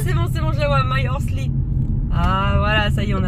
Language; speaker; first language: French; native; French